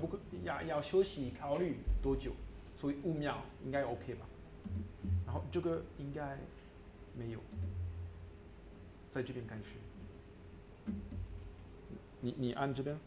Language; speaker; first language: Chinese; non-native, learner; French